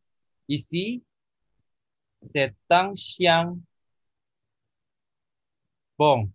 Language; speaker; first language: French; non-native, learner; Indonesian